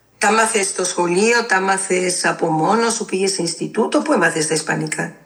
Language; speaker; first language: Greek; early bilingual, heritage; Greek